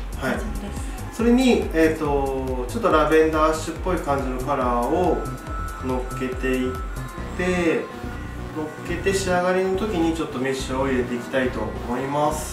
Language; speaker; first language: Japanese; native; Japanese